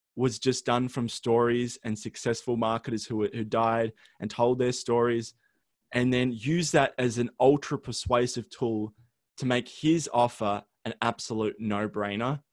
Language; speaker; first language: English; early bilingual, other home language; Ukrainian